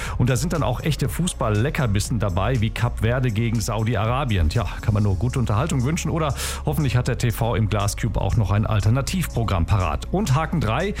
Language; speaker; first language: German; native; German